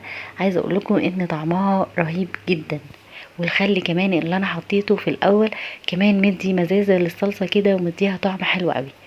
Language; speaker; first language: Arabic; native; Arabic